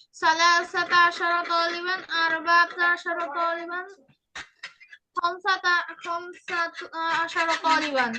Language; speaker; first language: Arabic; non-native, learner; Bangla